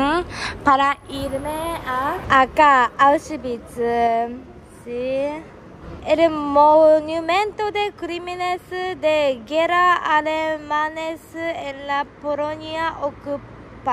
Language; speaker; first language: Spanish; non-native, fluent; Japanese